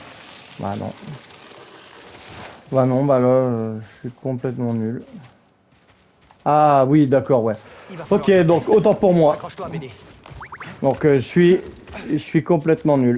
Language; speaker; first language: French; native; French